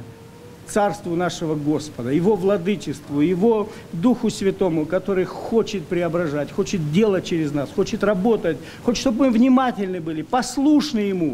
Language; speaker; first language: Russian; native; Russian